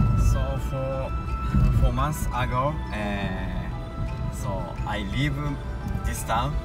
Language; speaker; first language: English; non-native, learner; Japanese